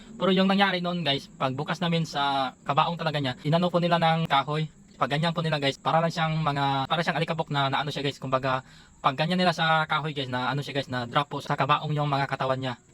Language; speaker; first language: Filipino; non-native, local second language; Cebuano